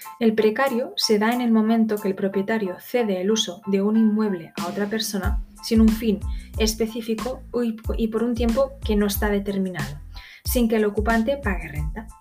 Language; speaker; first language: Spanish; native; Spanish